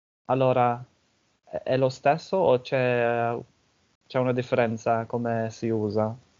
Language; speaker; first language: Italian; non-native, fluent; English